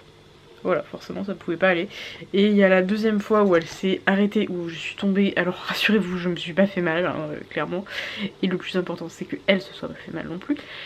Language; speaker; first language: French; native; French